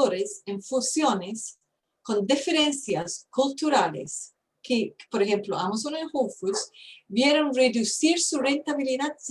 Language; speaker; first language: Spanish; non-native, fluent; English